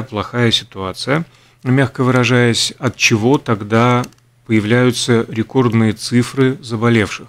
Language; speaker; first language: Russian; native; Russian